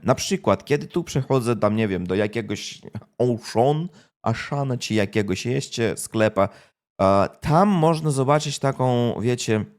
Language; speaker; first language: Polish; non-native, fluent; Russian